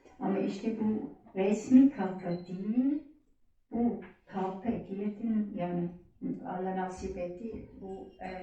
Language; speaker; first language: Turkish; non-native, learner; German